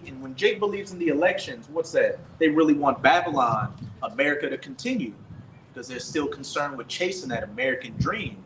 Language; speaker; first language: English; native; English